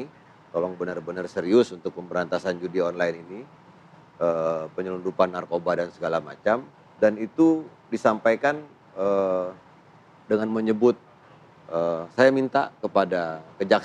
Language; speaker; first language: Indonesian; native; Indonesian